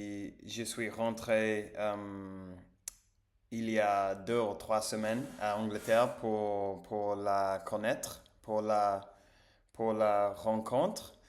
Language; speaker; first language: French; non-native, learner; English